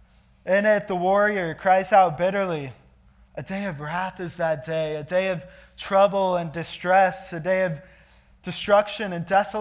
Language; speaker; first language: English; native; English